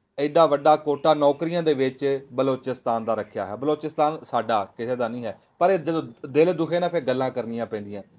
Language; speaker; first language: Punjabi; native; Punjabi